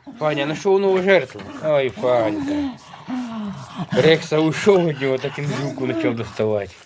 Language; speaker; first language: Ukrainian; native; Ukrainian